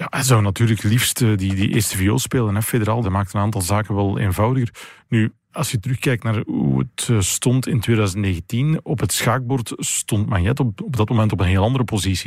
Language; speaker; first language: Dutch; native; Dutch